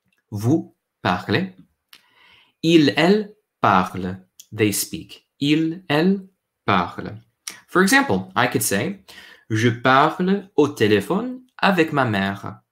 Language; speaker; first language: French; non-native, learner; English